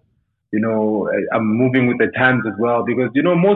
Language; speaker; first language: English; non-native, local second language; Tsonga